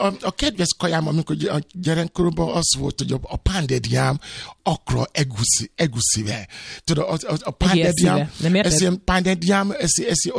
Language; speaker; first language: Hungarian; non-native, learner; Yoruba